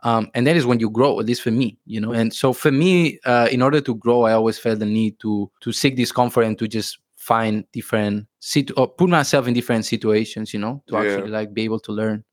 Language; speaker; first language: English; non-native, fluent; Spanish